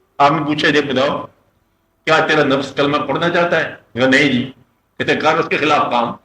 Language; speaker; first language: Urdu; non-native, local second language; Punjabi